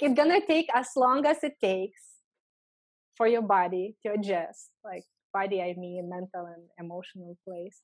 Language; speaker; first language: English; non-native, fluent; Lithuanian